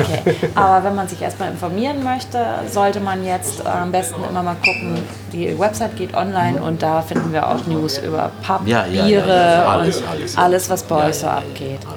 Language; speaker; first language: German; native; German